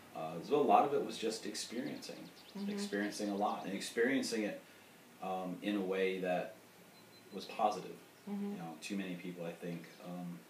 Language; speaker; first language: English; native; English